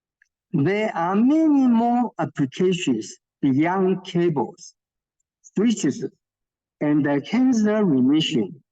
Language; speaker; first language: English; non-native, fluent; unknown